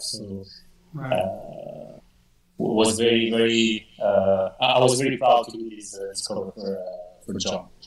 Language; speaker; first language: English; non-native, fluent; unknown